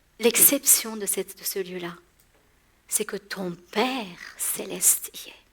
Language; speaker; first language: French; early bilingual, other home language; Persian